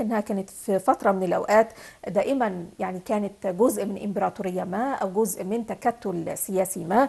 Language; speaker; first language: Arabic; native; Arabic